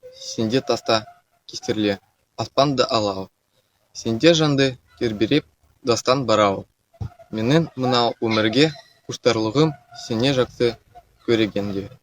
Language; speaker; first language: Kazakh; non-native, local second language; Russian